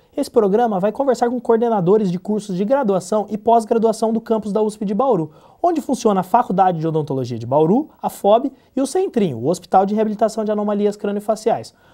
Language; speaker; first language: Portuguese; native; Portuguese